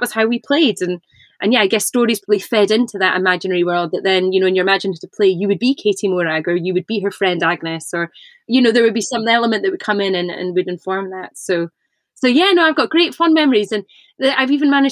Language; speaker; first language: English; native; English